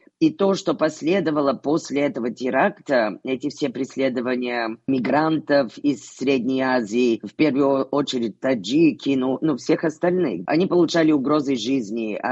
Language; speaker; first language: Russian; non-native, fluent; Bulgarian